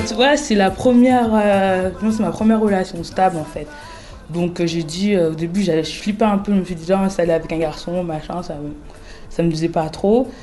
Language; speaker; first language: French; native; French